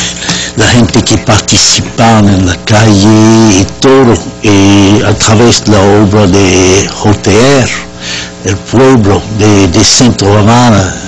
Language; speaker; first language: Spanish; non-native, fluent; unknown